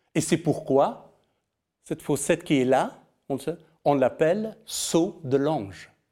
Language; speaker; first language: French; non-native, fluent; Persian